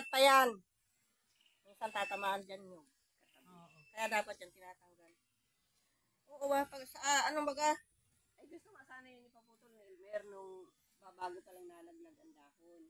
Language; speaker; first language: Filipino; native; Filipino